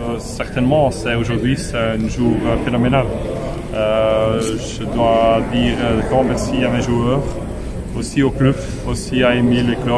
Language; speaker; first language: French; non-native, local second language; Dutch